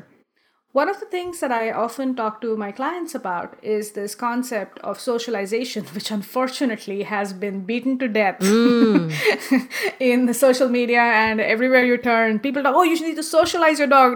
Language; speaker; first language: English; non-native, local second language; Marathi